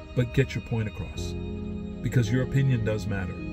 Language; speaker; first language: English; native; English